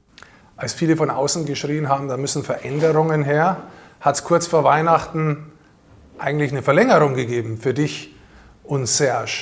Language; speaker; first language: German; native; German